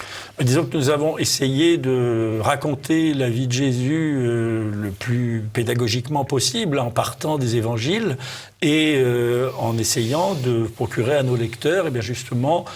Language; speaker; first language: French; native; French